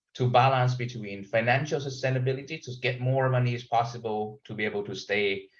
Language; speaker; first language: English; non-native, fluent; Thai